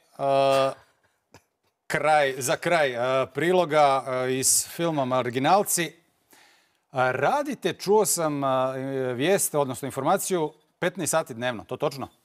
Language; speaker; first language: Croatian; native; Croatian